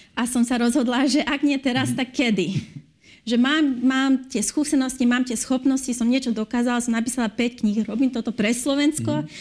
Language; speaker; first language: Slovak; early bilingual, heritage; Slovak